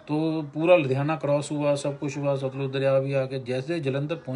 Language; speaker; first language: Hindi; non-native, local second language; Punjabi